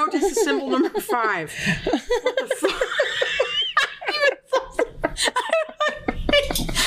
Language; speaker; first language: English; native; English